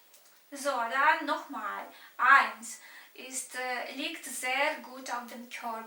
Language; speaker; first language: German; non-native, fluent; Romanian